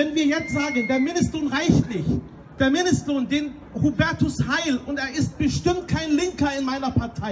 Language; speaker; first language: German; native; German